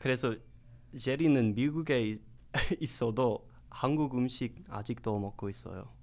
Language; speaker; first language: Korean; non-native, learner; English